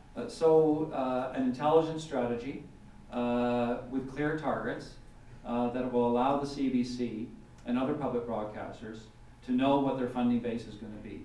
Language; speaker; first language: English; native; English